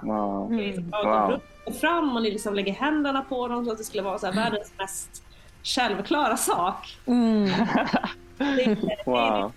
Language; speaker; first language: Swedish; native; Swedish